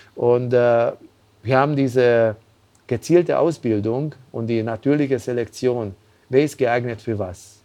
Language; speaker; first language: German; non-native, fluent; Hungarian